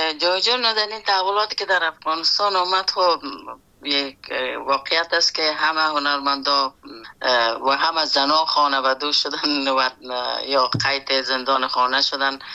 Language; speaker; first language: Persian; native; Persian